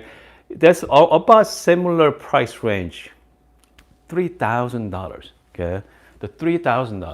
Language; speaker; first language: English; non-native, fluent; Korean